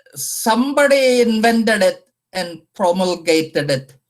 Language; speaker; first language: English; non-native, local second language; Malayalam